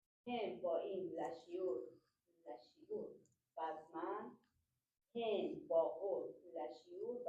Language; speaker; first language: Hebrew; non-native, learner; English